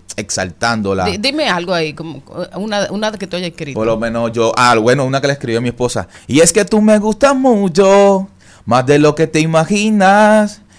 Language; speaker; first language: Spanish; native; Spanish